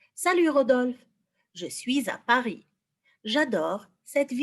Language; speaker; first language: French; non-native, fluent; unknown